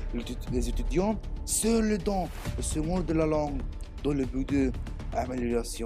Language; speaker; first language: French; non-native, learner; Arabic